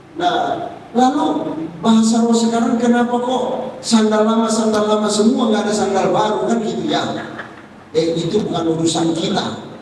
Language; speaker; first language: Indonesian; native; Indonesian